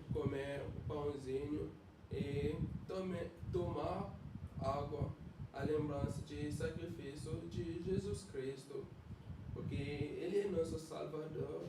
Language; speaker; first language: Portuguese; non-native, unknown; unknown